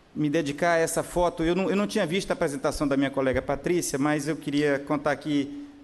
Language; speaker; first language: Portuguese; native; Portuguese